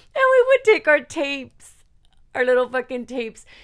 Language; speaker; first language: English; early bilingual, other home language; Spanish